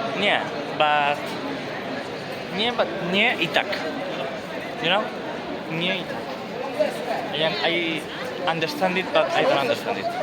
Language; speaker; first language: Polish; non-native, learner; Spanish